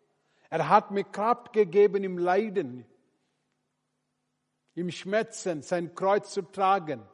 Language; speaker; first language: German; non-native, learner; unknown